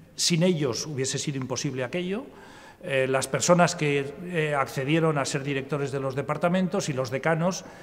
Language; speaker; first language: Spanish; native; Spanish